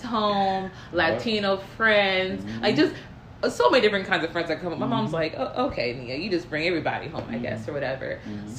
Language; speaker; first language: English; native; English